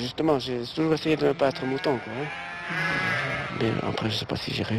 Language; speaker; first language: French; native; French